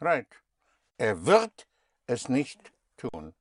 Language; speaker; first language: German; non-native, fluent; English